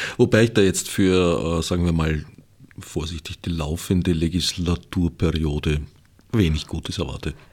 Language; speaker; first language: German; native; German